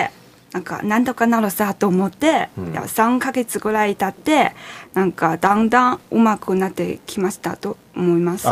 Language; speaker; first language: Japanese; non-native, fluent; Chinese